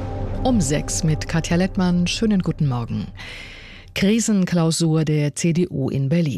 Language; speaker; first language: German; native; German